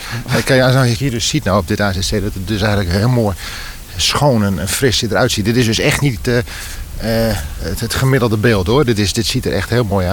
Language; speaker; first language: Dutch; native; Dutch